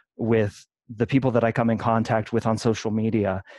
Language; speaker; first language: English; native; English